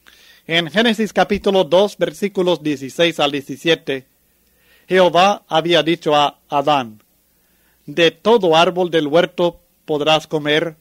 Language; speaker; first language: Spanish; native; Spanish